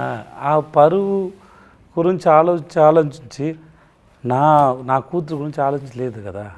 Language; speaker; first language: Telugu; non-native, learner; Tamil